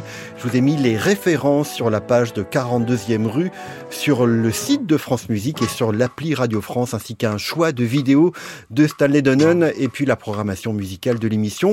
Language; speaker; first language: French; native; French